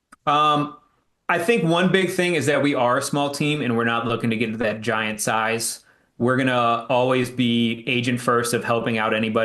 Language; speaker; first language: English; native; English